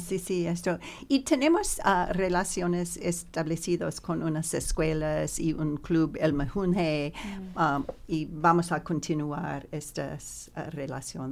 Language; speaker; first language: Spanish; non-native, learner; English